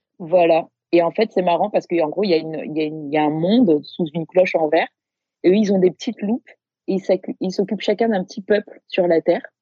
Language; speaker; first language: French; native; French